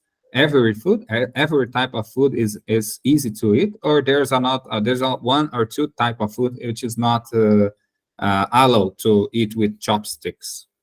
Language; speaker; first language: English; non-native, learner; Portuguese